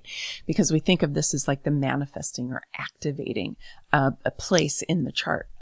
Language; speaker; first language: English; native; English